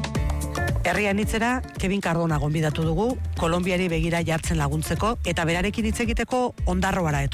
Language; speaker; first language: Basque; native; Basque